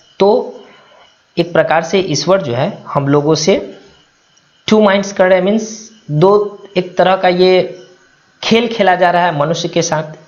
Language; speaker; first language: Hindi; native; Hindi